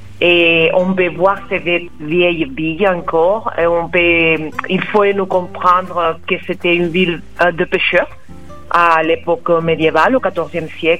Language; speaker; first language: French; non-native, fluent; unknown